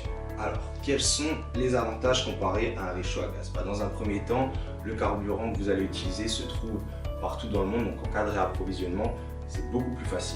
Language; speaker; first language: French; native; French